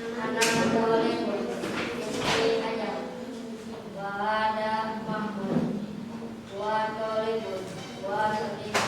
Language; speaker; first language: Arabic; non-native, learner; Indonesian